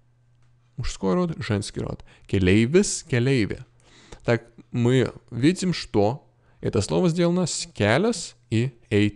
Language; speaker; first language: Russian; non-native, fluent; Lithuanian